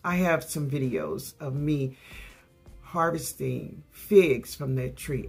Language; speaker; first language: English; native; English